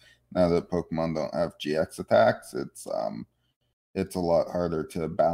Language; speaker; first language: English; native; English